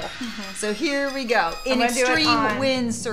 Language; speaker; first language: English; native; English